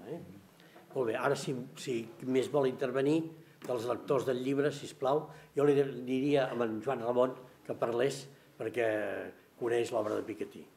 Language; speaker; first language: Catalan; native; Catalan